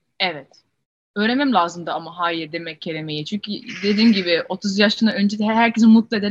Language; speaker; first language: Turkish; early bilingual, heritage; Turkish